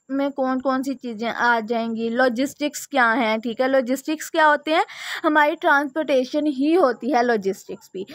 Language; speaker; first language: Urdu; native; Urdu